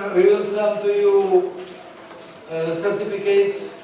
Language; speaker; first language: English; non-native, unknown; Albanian